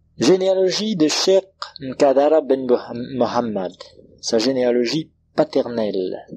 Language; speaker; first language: French; non-native, local second language; Comorian